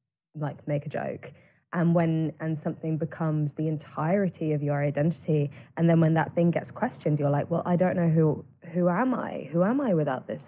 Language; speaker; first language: English; native; English